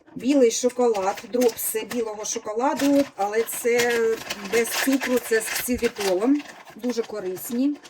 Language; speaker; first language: Ukrainian; native; Ukrainian